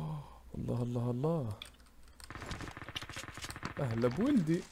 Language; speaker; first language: Arabic; native; Arabic